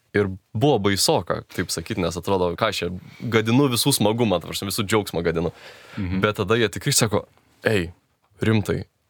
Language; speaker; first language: Lithuanian; native; Lithuanian